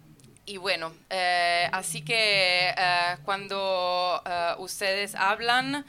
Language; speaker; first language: Spanish; non-native, fluent; Italian